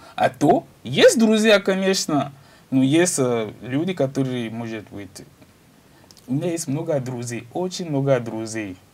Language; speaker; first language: Russian; non-native, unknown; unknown